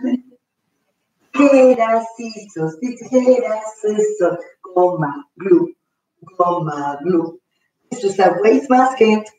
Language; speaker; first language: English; non-native, fluent; Spanish